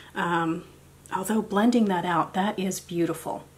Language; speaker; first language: English; native; English